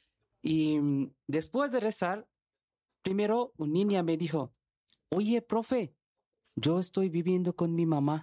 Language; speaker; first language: Spanish; non-native, learner; Bangla